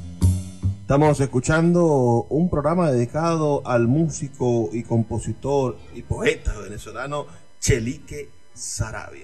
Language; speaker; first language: Spanish; native; Spanish